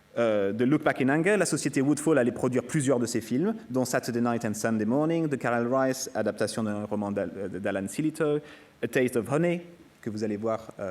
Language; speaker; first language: French; native; French